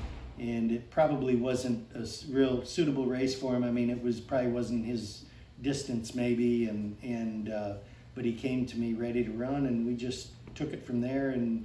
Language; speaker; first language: English; native; English